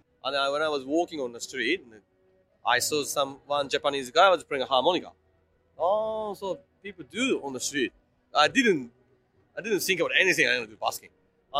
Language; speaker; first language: English; non-native, fluent; Japanese